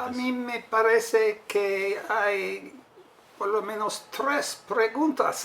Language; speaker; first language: Spanish; non-native, fluent; English